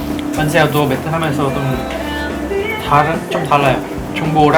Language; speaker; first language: Korean; non-native, fluent; Vietnamese